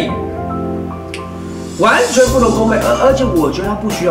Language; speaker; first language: Chinese; native; Chinese